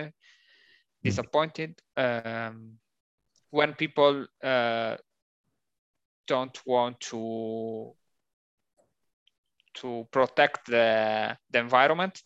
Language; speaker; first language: English; non-native, learner; Italian